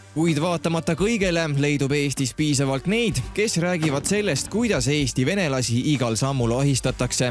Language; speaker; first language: Estonian; native; Estonian